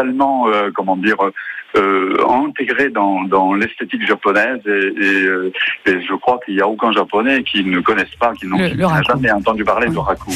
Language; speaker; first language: French; non-native, fluent; Japanese